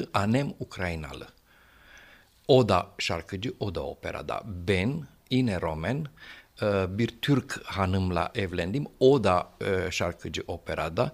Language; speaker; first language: Turkish; non-native, fluent; Romanian